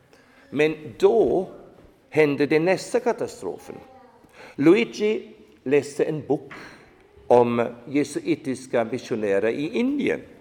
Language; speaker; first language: Swedish; non-native, fluent; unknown